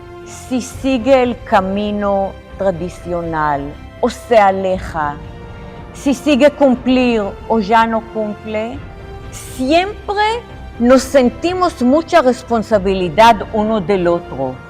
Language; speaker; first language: Spanish; non-native, fluent; Hebrew